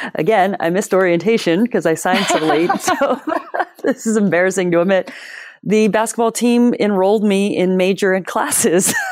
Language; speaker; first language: English; native; English